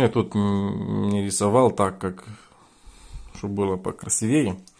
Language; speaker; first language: Russian; non-native, fluent; Romanian